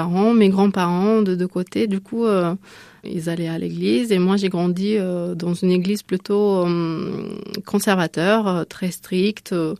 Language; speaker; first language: French; non-native, fluent; Lithuanian